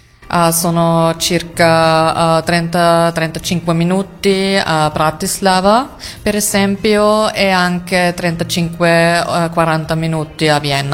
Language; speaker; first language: Italian; non-native, fluent; German